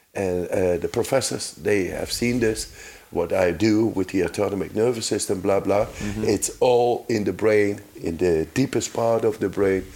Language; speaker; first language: English; non-native, fluent; Dutch